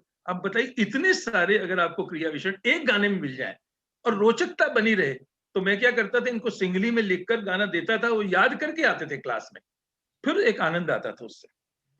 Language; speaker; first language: Hindi; native; Hindi